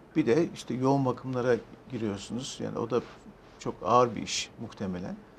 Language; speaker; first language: Turkish; native; Turkish